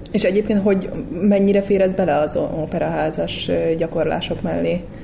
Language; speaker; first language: Hungarian; native; Hungarian